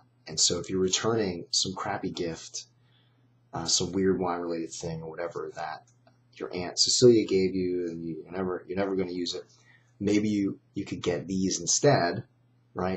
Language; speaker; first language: English; native; English